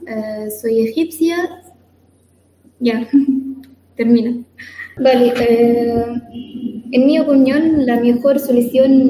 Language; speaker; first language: Spanish; non-native, learner; Arabic